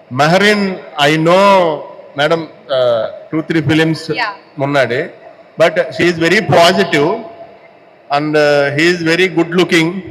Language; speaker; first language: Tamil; non-native, learner; Telugu